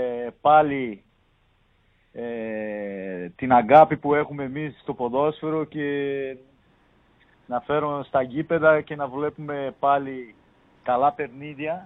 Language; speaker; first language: Greek; non-native, fluent; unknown